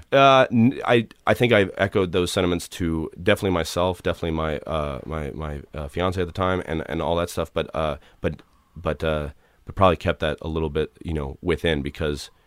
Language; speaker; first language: English; native; English